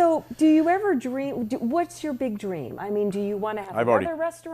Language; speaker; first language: English; native; English